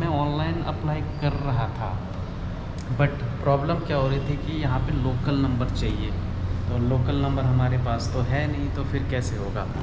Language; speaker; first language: Hindi; native; Hindi